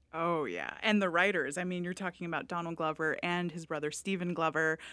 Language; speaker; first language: English; native; English